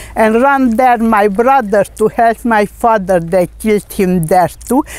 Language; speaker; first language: English; non-native, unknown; Hungarian